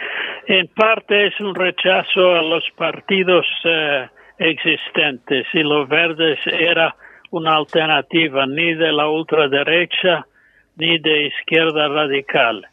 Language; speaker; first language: Spanish; non-native, fluent; English